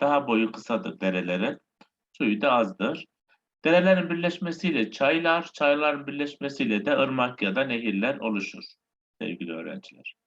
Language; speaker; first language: Turkish; native; Turkish